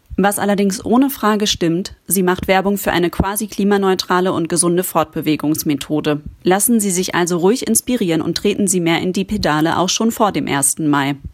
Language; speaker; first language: German; native; German